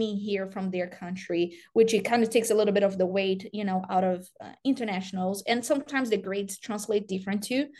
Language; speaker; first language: English; non-native, fluent; Portuguese